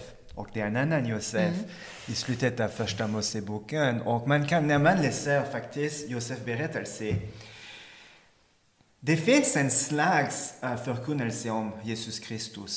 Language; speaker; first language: Swedish; non-native, fluent; French